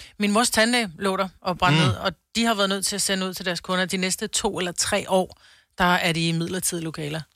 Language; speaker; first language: Danish; native; Danish